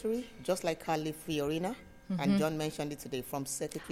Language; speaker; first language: English; non-native, local second language; Yoruba